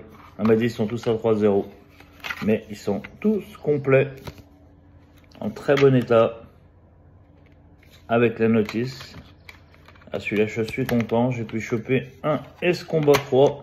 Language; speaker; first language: French; native; French